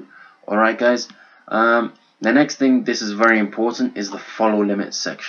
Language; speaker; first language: English; native; English